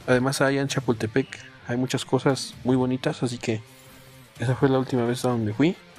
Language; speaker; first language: Spanish; native; Spanish